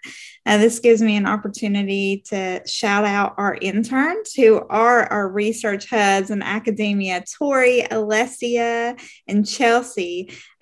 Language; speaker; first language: English; native; English